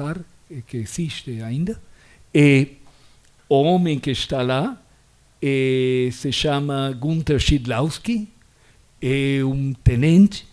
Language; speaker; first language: Portuguese; non-native, fluent; Spanish